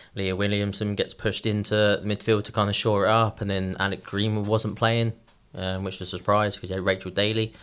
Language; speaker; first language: English; native; English